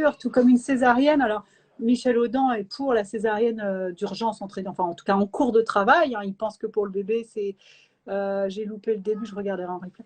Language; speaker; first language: French; native; French